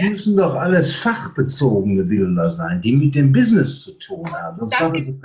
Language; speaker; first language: German; native; German